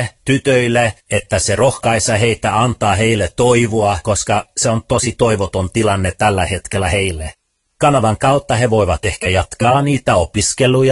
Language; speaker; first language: Finnish; early bilingual, other home language; Persian